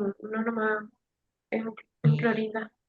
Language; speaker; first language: Spanish; native; Spanish